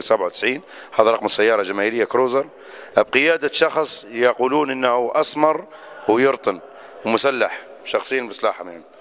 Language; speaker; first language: Arabic; native; Arabic